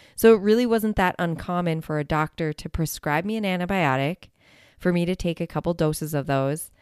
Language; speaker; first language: English; native; English